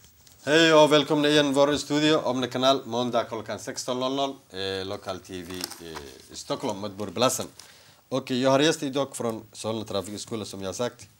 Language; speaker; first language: Swedish; non-native, learner; Somali